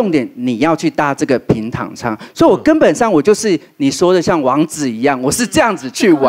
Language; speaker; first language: Chinese; native; Chinese